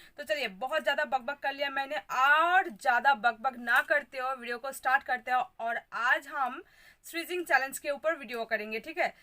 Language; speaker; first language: Hindi; non-native, local second language; Bangla